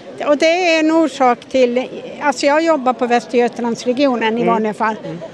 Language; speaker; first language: Swedish; native; Swedish